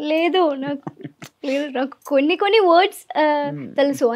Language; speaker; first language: Telugu; non-native, learner; Malayalam